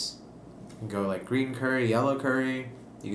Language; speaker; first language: English; non-native, local second language; Filipino